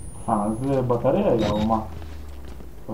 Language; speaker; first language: Hebrew; non-native, fluent; Russian